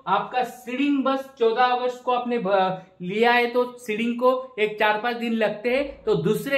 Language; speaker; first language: Hindi; non-native, local second language; Marathi